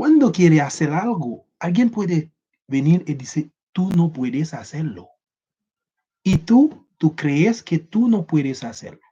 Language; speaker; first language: Spanish; non-native, learner; Haitian Creole